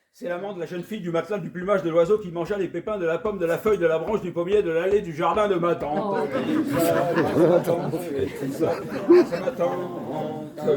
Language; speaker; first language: French; native; French